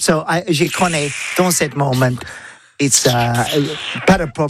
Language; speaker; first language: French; non-native, learner; English